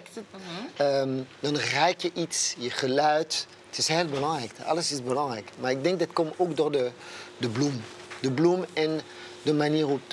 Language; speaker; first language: Dutch; non-native, fluent; French